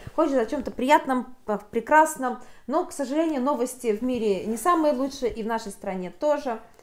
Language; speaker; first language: Russian; native; Russian